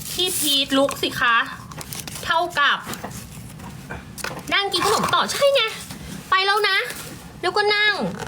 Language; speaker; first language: Thai; native; Thai